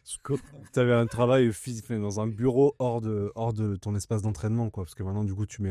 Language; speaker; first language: French; native; French